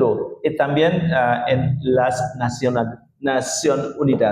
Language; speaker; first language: Spanish; non-native, learner; Indonesian